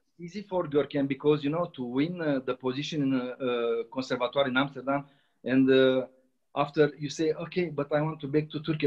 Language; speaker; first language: English; non-native, learner; Romanian